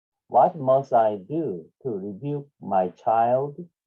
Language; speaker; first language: English; non-native, fluent; Korean